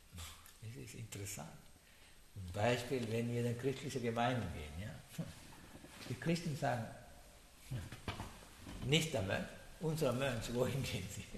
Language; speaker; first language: German; non-native, learner; Sinhala